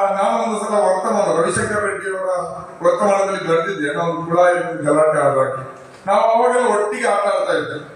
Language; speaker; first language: Kannada; non-native, local second language; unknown